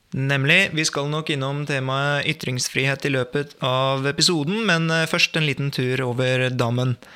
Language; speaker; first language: Norwegian; native; Norwegian